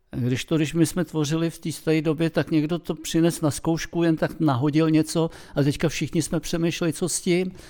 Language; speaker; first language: Czech; native; Czech